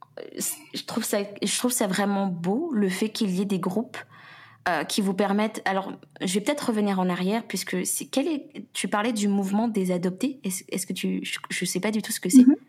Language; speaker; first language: French; native; French